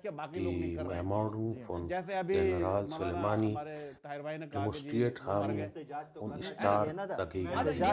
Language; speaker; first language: German; non-native, learner; Urdu